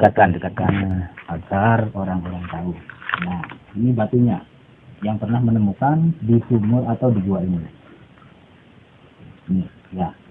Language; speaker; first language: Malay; non-native, local second language; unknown